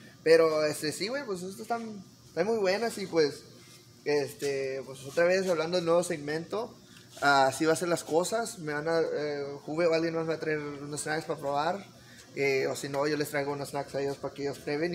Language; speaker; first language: Spanish; early bilingual, heritage; Spanish